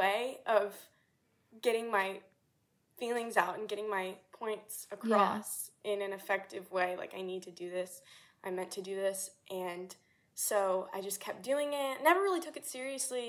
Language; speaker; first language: English; native; English